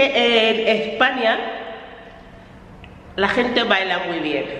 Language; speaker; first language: Spanish; non-native, fluent; English